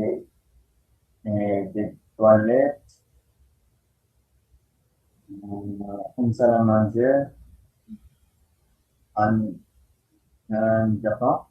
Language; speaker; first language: French; non-native, learner; Spanish